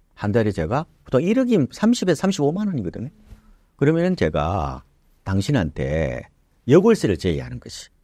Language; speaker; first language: Korean; native; Korean